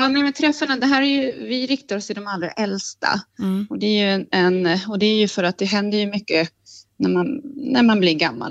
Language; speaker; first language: Swedish; native; Swedish